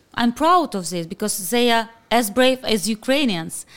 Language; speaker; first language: English; non-native, fluent; Ukrainian